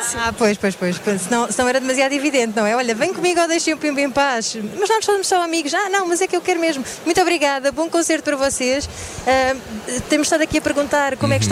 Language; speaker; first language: Portuguese; native; Portuguese